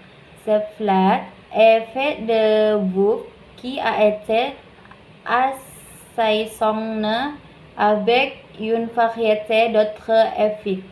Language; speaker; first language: French; non-native, learner; Indonesian